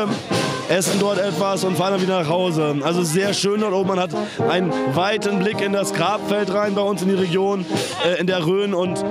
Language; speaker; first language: German; native; German